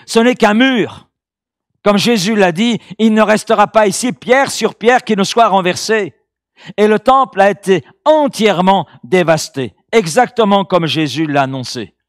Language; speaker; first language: French; native; French